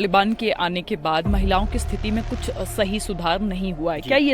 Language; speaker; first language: Hindi; native; Hindi